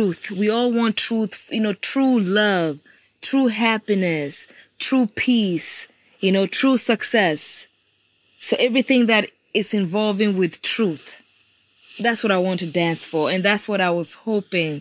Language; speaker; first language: English; non-native, fluent; Kikuyu